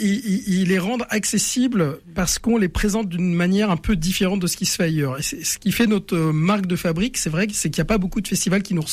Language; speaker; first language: French; native; French